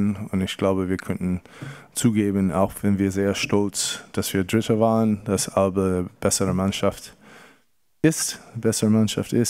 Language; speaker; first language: German; non-native, fluent; English